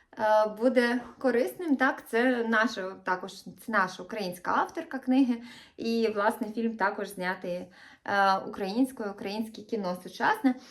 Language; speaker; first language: Ukrainian; native; Ukrainian